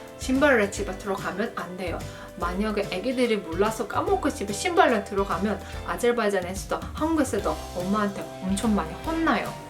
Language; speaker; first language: Korean; non-native, fluent; Azerbaijani